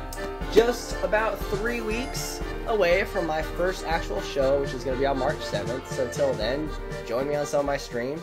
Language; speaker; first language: English; native; English